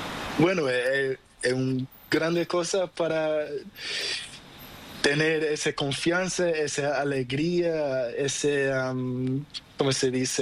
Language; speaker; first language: Spanish; non-native, learner; Portuguese